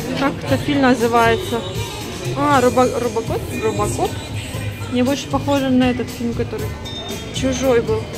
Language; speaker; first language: Russian; native; Russian